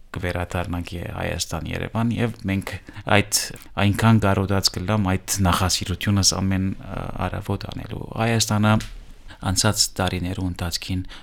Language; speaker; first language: Armenian; early bilingual, heritage; Armenian